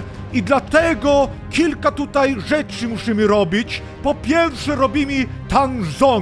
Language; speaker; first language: Polish; non-native, learner; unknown